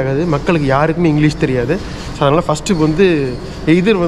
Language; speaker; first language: English; non-native, local second language; Tamil